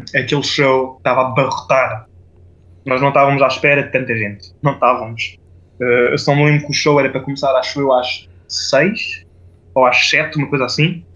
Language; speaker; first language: Portuguese; non-native, fluent; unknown